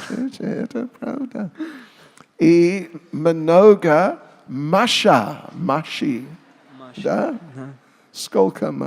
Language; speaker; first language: Russian; non-native, learner; English